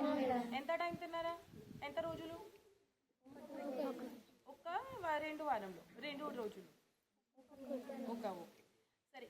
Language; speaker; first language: Telugu; non-native, learner; Hindi